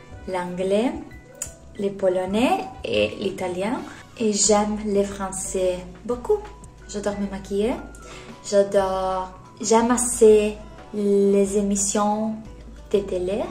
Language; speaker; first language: French; non-native, learner; Polish